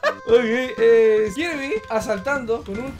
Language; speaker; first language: Spanish; native; Spanish